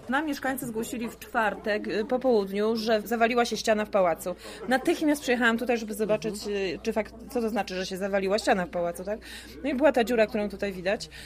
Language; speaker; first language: Polish; native; Polish